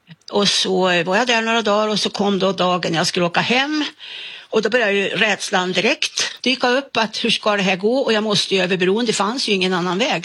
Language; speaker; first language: Swedish; native; Swedish